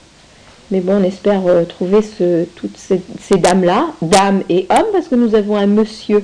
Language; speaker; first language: French; native; French